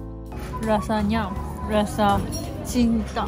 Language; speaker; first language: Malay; non-native, fluent; Japanese